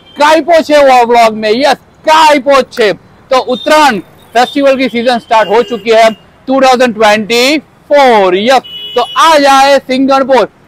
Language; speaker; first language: Hindi; non-native, local second language; Gujarati